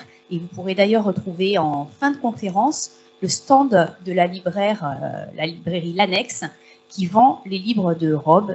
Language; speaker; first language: French; native; French